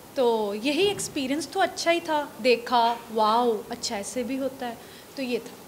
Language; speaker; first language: Hindi; non-native, local second language; Punjabi